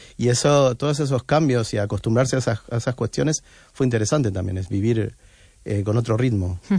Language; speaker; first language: Spanish; native; Spanish